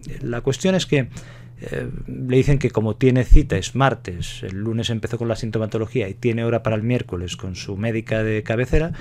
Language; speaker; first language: Spanish; native; Spanish